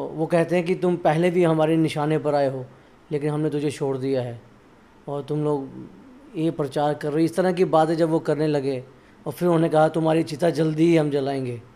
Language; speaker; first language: Hindi; native; Hindi